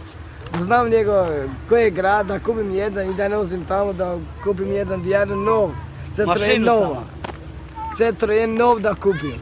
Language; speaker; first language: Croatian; non-native, local second language; Romany